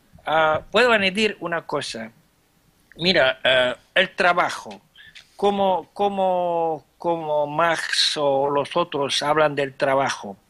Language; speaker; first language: Spanish; non-native, fluent; French